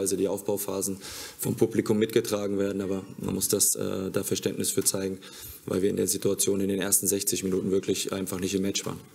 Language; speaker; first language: German; native; German